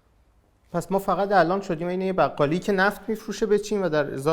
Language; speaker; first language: Persian; native; Persian